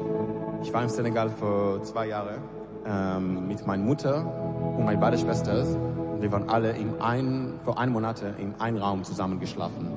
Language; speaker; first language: German; non-native, learner; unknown